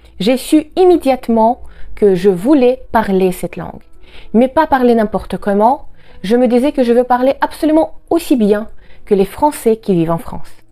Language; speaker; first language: French; non-native, fluent; Russian